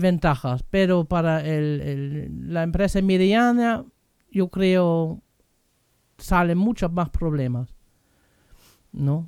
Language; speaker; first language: Spanish; non-native, fluent; German